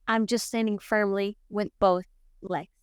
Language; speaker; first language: English; native; English